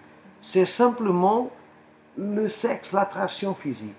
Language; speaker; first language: French; non-native, fluent; Portuguese